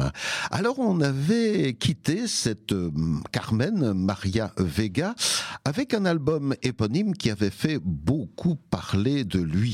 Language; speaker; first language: French; native; French